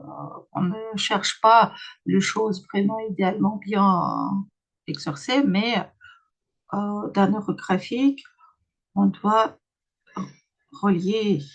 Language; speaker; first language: French; non-native, fluent; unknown